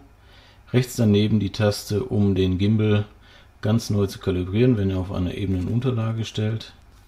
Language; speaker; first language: German; native; German